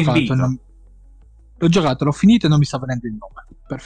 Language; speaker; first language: Italian; native; Italian